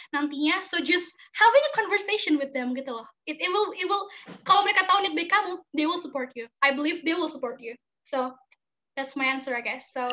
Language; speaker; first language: English; non-native, fluent; Indonesian